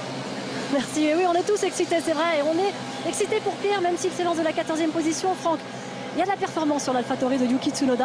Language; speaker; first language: French; native; French